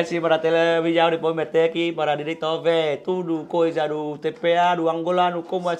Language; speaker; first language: Portuguese; non-native, local second language; Vietnamese